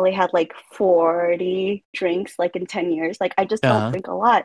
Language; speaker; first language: English; native; English